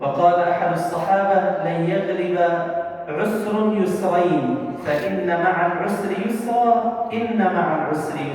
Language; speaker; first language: Arabic; native; Arabic